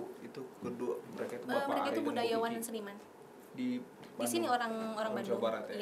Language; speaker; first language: Indonesian; native; Indonesian